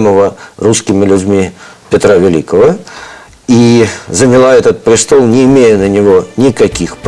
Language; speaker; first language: Russian; native; Russian